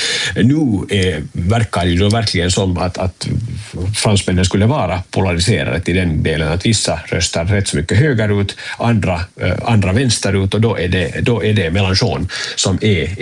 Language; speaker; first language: Swedish; native; Swedish